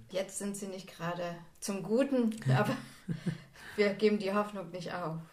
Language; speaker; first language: German; native; German